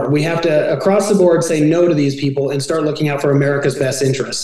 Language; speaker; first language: English; native; English